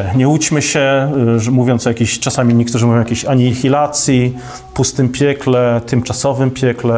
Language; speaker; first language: Polish; native; Polish